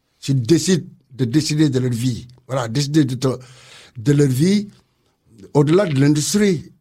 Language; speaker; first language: French; non-native, local second language; Wolof